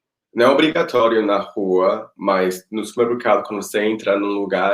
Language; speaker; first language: Portuguese; non-native, fluent; Spanish